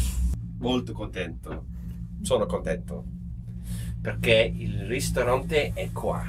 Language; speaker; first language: Italian; non-native, learner; English